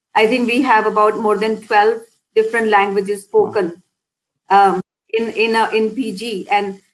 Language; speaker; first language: English; non-native, local second language; Hindi